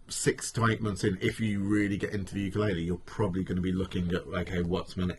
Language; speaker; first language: English; native; English